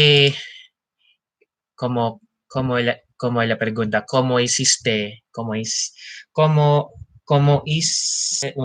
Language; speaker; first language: Spanish; non-native, learner; Filipino